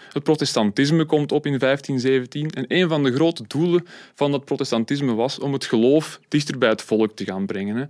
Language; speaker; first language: Dutch; native; Dutch